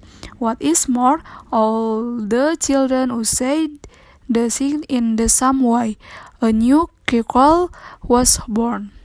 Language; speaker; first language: English; non-native, learner; Indonesian